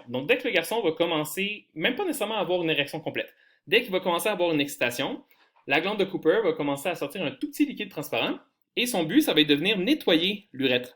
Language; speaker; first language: French; native; French